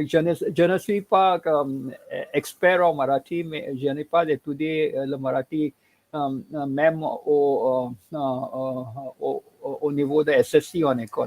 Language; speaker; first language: French; non-native, learner; Konkani